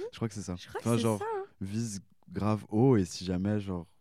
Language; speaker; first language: French; native; French